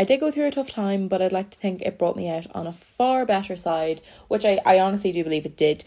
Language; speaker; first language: English; native; English